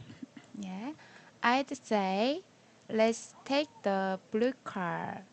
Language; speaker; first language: English; non-native, learner; Korean